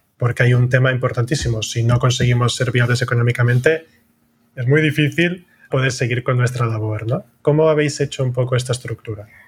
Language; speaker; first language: Spanish; non-native, local second language; Catalan